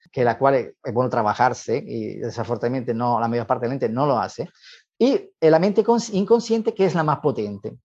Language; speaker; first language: Spanish; non-native, fluent; Italian